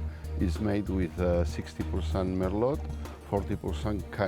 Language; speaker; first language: English; non-native, learner; Catalan